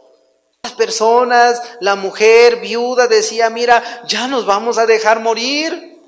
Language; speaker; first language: Spanish; native; Spanish